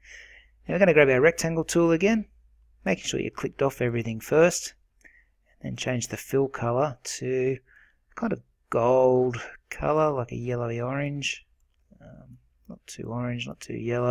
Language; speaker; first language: English; native; English